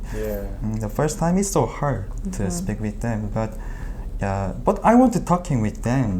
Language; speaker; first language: English; non-native, learner; Japanese